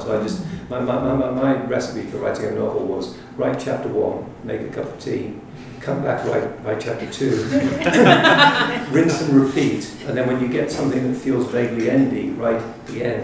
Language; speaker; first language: English; native; English